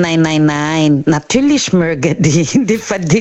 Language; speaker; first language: German; non-native, learner; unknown